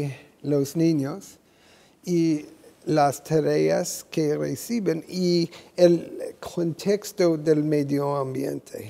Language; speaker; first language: Spanish; non-native, fluent; English